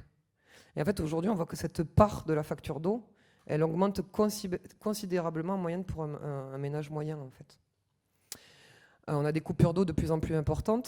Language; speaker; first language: French; native; French